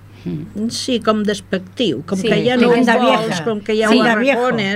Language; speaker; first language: Catalan; native; Catalan